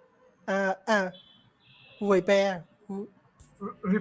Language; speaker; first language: English; non-native, learner; Vietnamese